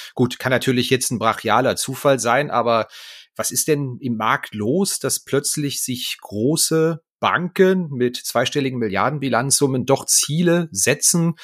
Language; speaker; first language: German; native; German